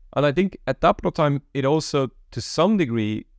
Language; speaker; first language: English; early bilingual, other home language; Polish